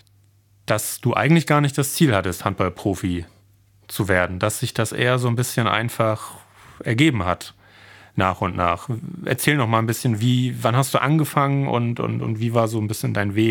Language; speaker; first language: German; native; German